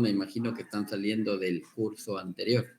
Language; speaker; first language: Spanish; native; Spanish